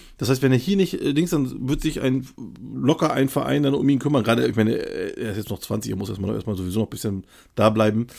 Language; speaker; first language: German; early bilingual, other home language; Turkish